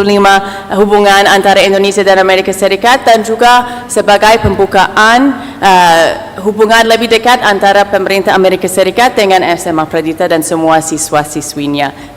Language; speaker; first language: Indonesian; non-native, fluent; English